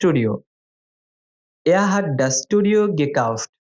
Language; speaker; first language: German; non-native, fluent; Bangla